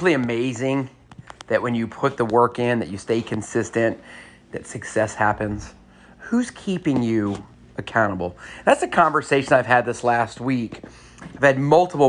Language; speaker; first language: English; native; English